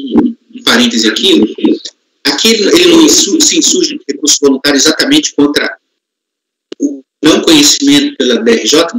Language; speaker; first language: Portuguese; native; Portuguese